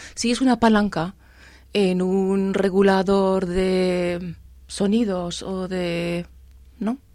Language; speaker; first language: Spanish; non-native, fluent; German